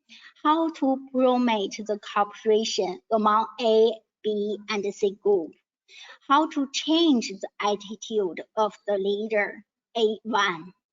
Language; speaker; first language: English; non-native, learner; Chinese